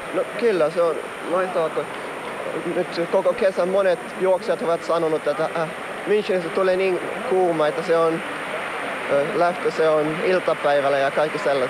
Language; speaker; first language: Finnish; non-native, local second language; Swedish